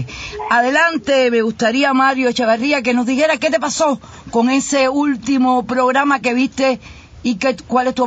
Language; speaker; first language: Spanish; native; Spanish